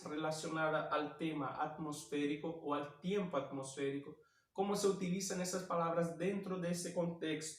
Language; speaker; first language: Spanish; non-native, fluent; Portuguese